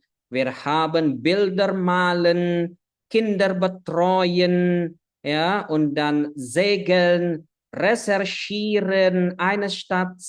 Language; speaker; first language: German; non-native, fluent; Indonesian